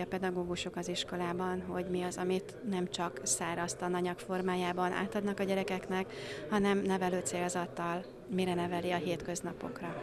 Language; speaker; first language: Hungarian; native; Hungarian